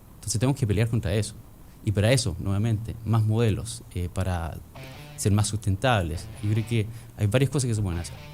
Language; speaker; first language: Spanish; early bilingual, other home language; English